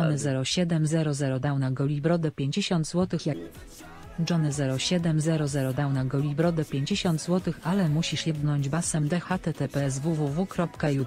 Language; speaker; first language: Polish; native; Polish